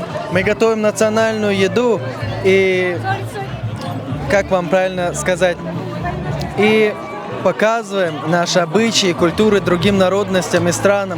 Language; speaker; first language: Russian; non-native, local second language; Chechen